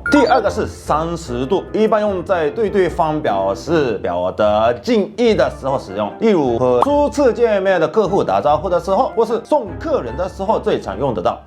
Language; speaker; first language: Chinese; non-native, fluent; Japanese